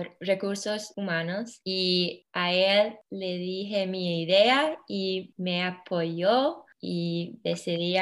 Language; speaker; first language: Spanish; early bilingual, heritage; English